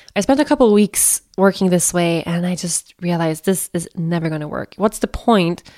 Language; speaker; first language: English; non-native, fluent; Swedish